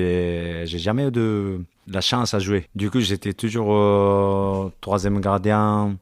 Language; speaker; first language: French; non-native, learner; Japanese